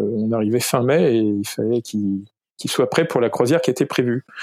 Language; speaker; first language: French; native; French